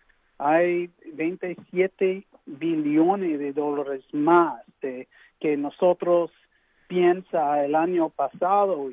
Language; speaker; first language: Spanish; early bilingual, heritage; English